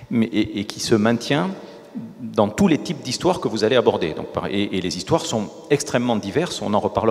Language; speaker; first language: French; native; French